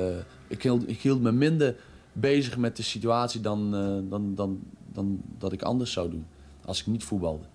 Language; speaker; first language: Dutch; early bilingual, other home language; Croatian